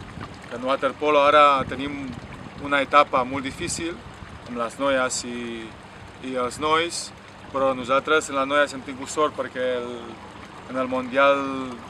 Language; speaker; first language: Catalan; non-native, fluent; Romanian